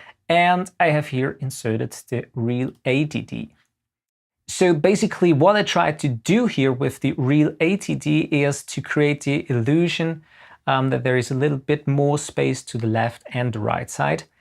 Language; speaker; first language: English; non-native, fluent; German